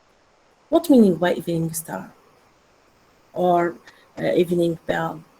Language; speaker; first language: English; non-native, learner; Arabic